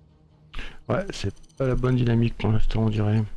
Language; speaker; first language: French; native; French